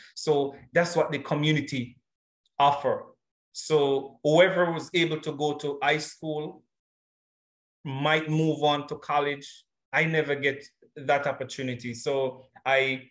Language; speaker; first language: English; non-native, local second language; Jamaican Creole English